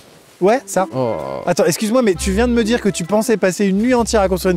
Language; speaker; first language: French; native; French